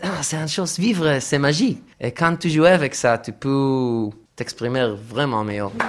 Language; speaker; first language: French; non-native, learner; Hebrew